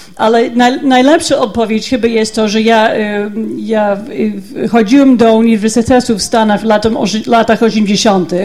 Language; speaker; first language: Polish; non-native, learner; English